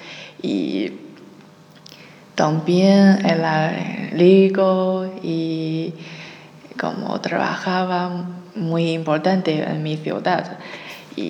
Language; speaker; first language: Spanish; non-native, learner; Chinese